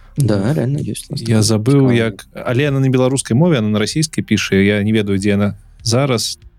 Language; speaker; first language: Belarusian; non-native, local second language; Russian